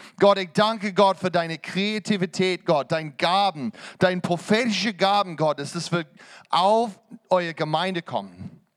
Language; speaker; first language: German; non-native, fluent; English